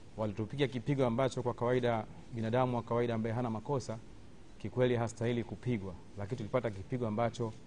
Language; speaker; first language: Swahili; native; Swahili